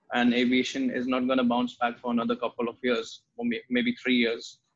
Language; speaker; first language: Hindi; native; Hindi